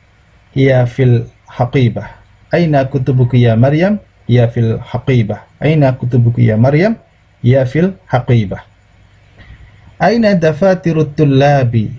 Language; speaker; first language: Arabic; non-native, fluent; Indonesian